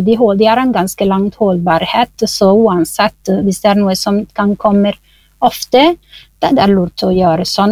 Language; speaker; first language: Norwegian; non-native, fluent; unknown